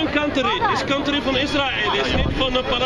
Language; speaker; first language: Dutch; non-native, learner; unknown